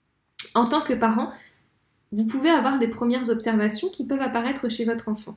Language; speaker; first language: French; native; French